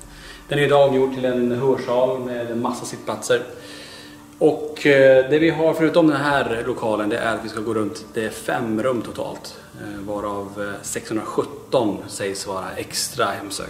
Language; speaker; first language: Swedish; native; Swedish